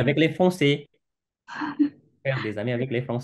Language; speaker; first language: French; non-native, fluent; Indonesian